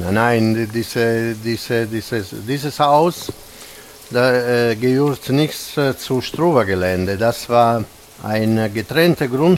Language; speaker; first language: German; non-native, fluent; Italian